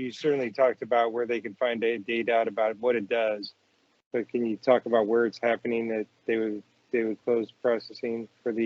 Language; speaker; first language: English; native; English